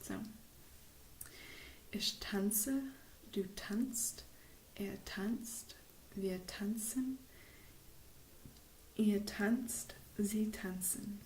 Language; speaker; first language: German; non-native, fluent; English